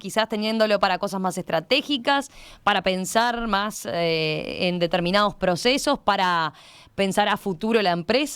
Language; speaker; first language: Spanish; native; Spanish